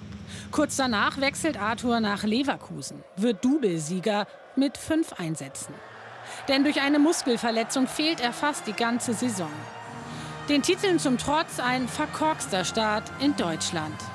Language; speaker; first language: German; native; German